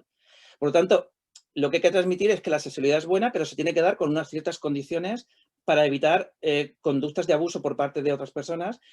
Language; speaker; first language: Spanish; native; Spanish